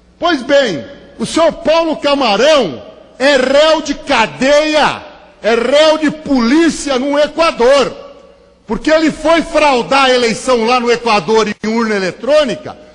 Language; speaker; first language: Portuguese; native; Portuguese